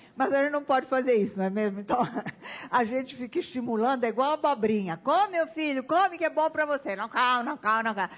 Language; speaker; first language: Portuguese; early bilingual, other home language; Italian